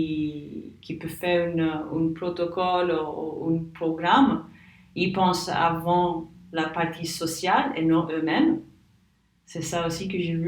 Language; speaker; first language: French; non-native, learner; English